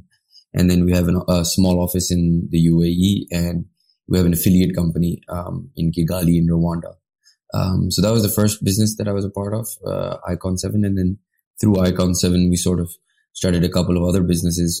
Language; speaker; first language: English; non-native, local second language; Urdu